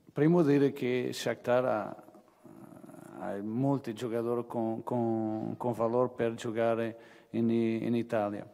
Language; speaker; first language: Italian; non-native, fluent; Portuguese